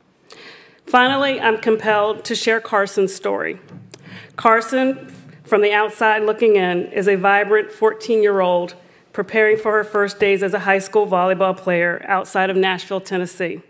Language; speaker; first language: English; native; English